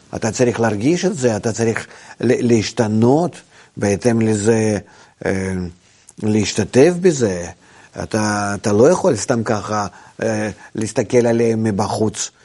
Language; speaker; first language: Hebrew; non-native, fluent; Russian